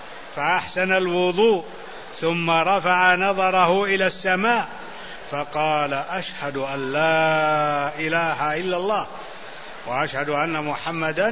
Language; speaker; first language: Arabic; native; Arabic